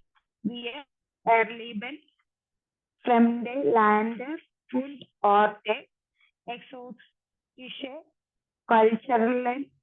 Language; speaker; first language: German; non-native, learner; Malayalam